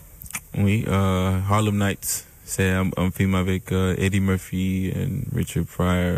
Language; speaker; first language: French; non-native, learner; English